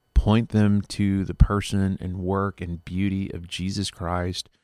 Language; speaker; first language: English; early bilingual, other home language; Spanish